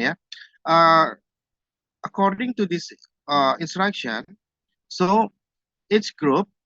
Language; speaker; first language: English; non-native, fluent; Indonesian